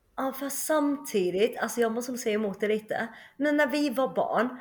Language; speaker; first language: Swedish; early bilingual, other home language; Chinese